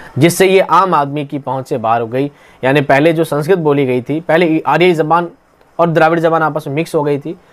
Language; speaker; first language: Hindi; native; Hindi